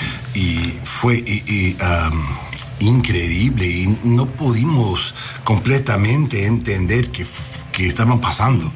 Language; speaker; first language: Spanish; non-native, learner; English